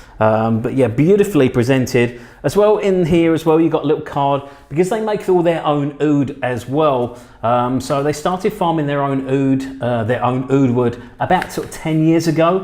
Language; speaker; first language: English; native; English